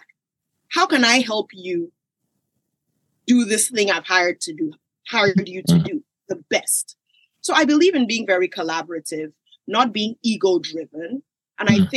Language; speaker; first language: English; non-native, local second language; Yoruba